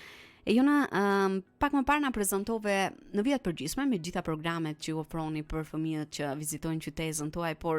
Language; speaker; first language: Albanian; native; Albanian